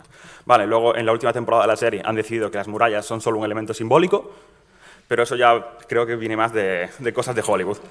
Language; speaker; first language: Spanish; native; Spanish